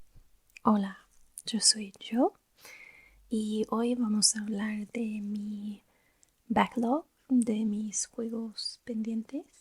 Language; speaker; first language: Spanish; non-native, learner; English